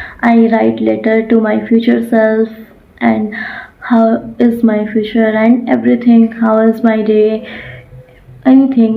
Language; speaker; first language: English; non-native, learner; Odia